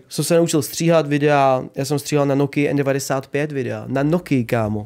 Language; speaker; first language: Czech; early bilingual, other home language; Ukrainian